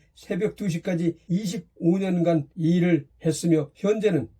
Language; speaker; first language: Korean; native; Korean